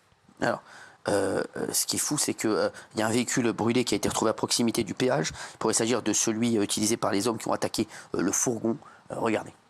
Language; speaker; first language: French; native; French